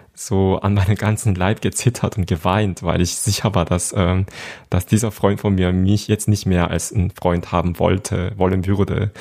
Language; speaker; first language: German; non-native, fluent; Korean